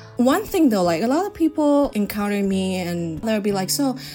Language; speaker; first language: English; non-native, fluent; Chinese